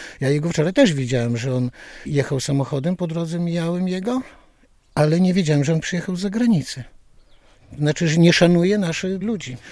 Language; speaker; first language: Polish; non-native, local second language; Belarusian